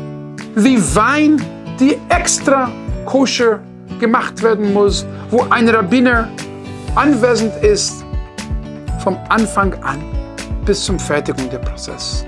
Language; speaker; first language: German; non-native, fluent; English